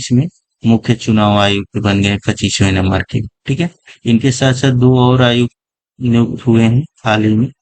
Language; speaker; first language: Hindi; native; Hindi